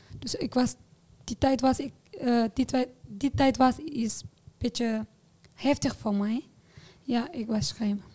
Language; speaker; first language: Dutch; non-native, learner; Tigrinya